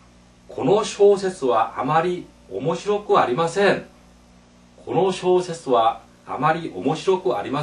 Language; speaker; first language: Japanese; non-native, fluent; Korean